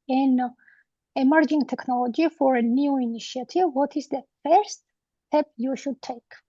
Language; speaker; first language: English; non-native, fluent; Georgian